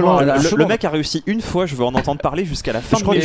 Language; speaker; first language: French; native; French